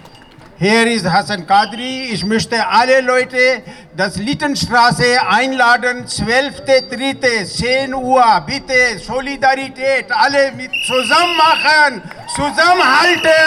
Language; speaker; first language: German; non-native, learner; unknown